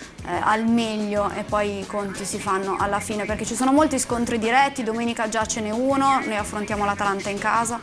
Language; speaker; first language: Italian; native; Italian